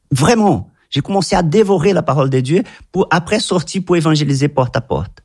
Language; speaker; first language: French; non-native, fluent; Portuguese